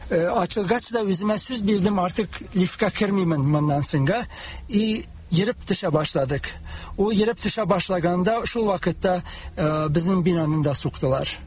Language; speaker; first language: Tatar; early bilingual, heritage; Tatar